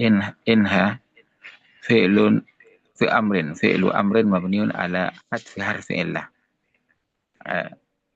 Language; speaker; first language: Arabic; non-native, fluent; Indonesian